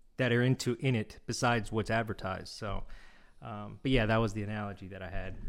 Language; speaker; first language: English; non-native, fluent; Korean